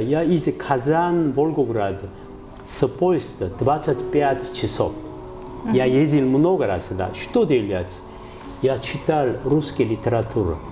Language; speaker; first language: Russian; non-native, learner; Korean